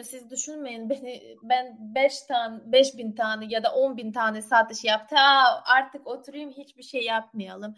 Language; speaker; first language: Turkish; non-native, learner; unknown